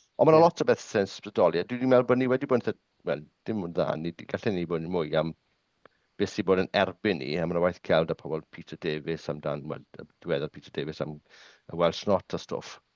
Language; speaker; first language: Welsh; non-native, local second language; English